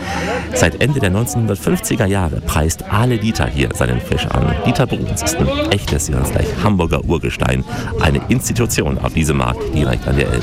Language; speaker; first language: German; native; German